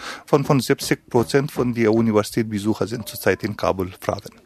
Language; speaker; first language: German; non-native, fluent; Pashto